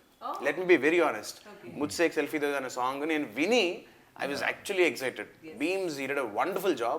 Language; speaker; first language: Telugu; native; Telugu